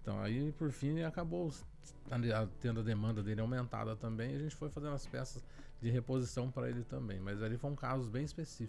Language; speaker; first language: Portuguese; native; Portuguese